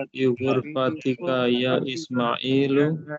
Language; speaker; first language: Arabic; non-native, learner; Indonesian